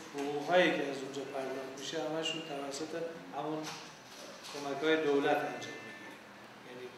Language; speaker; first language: Persian; non-native, local second language; Armenian